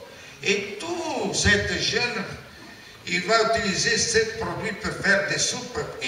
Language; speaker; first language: French; non-native, learner; Italian